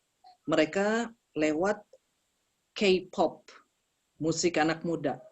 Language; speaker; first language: Indonesian; early bilingual, heritage; Indonesian